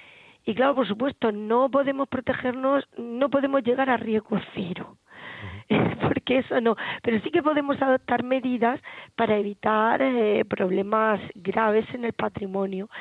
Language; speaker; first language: Spanish; native; Spanish